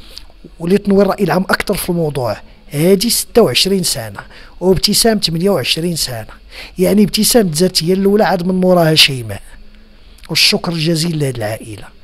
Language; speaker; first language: Arabic; native; Arabic